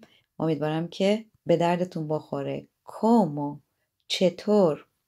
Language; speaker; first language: Persian; native; Persian